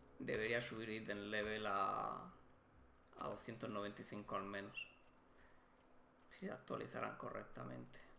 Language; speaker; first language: Spanish; native; Spanish